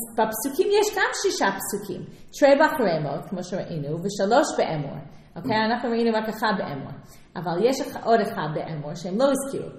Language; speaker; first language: Hebrew; non-native, fluent; English